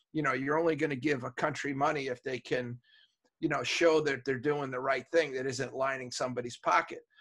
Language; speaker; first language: English; native; English